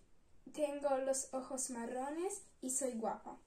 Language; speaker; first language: Spanish; non-native, learner; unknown